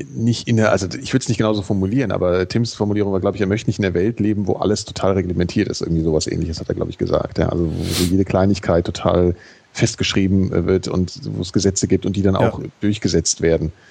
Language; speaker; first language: German; native; German